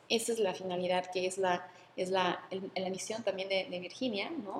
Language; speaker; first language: Spanish; native; Spanish